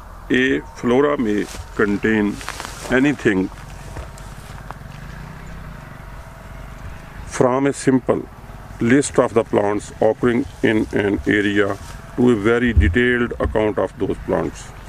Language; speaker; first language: English; non-native, local second language; Urdu